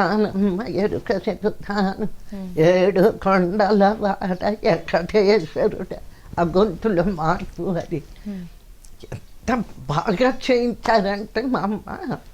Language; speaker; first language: Telugu; non-native, local second language; Kannada